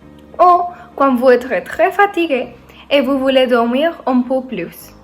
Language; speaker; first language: French; non-native, learner; Spanish